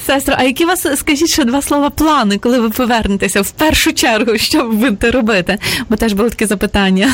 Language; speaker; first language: Ukrainian; native; Ukrainian